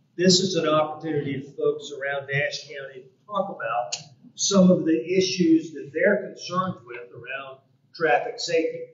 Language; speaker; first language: English; native; English